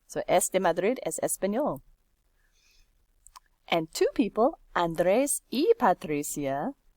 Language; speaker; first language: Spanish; non-native, fluent; English